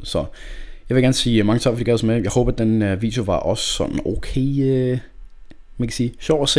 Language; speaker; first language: Danish; native; Danish